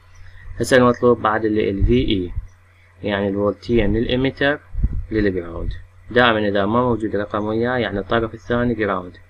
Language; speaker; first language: Arabic; native; Arabic